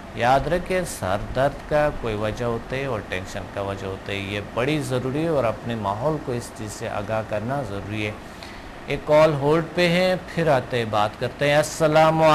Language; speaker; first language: Urdu; non-native, local second language; Pashto